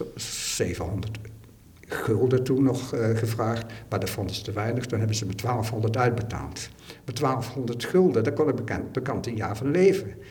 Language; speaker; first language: Dutch; native; Dutch